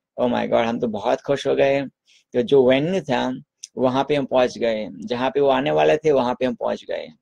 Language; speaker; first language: Hindi; non-native, local second language; Gujarati